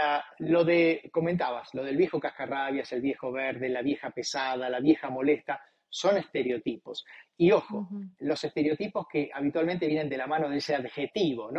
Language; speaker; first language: Spanish; native; Spanish